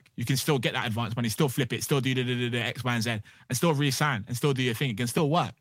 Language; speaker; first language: English; native; English